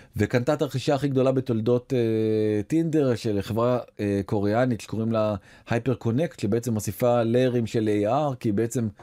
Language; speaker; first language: Hebrew; native; Hebrew